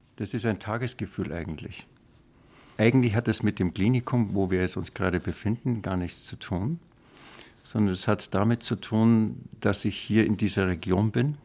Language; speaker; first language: German; native; German